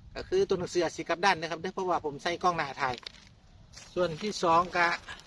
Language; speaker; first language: Thai; non-native, local second language; Northeastern Thai